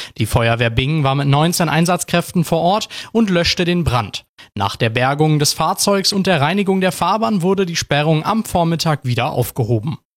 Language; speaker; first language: German; native; German